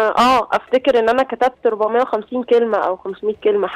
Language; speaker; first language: Arabic; native; Arabic